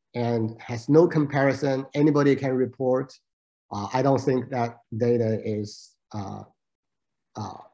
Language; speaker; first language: English; non-native, fluent; Chinese